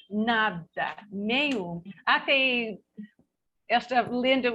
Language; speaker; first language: Portuguese; non-native, learner; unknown